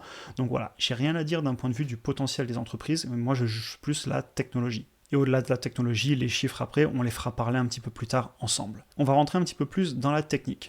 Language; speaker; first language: French; native; French